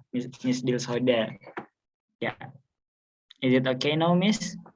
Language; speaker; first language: English; non-native, fluent; Indonesian